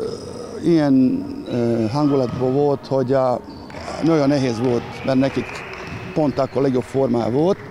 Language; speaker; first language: Hungarian; non-native, fluent; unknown